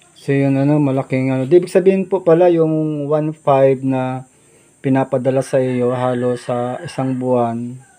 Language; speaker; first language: Filipino; non-native, local second language; Bikol